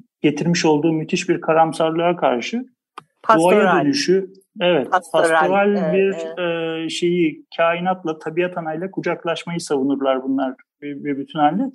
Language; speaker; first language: Turkish; native; Turkish